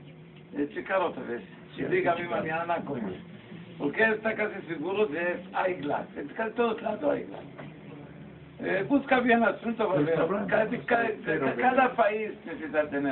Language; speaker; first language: Spanish; non-native, learner; Hebrew